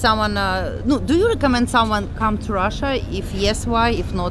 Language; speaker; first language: English; non-native, fluent; Russian